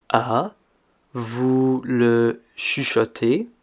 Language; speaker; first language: French; non-native, fluent; English